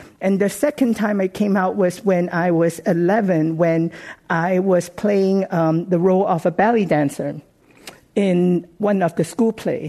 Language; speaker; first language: English; non-native, local second language; Cantonese